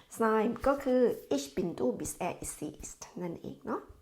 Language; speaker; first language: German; non-native, fluent; Thai